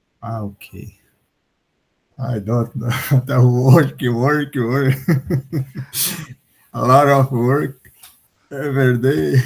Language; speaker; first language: English; non-native, learner; Portuguese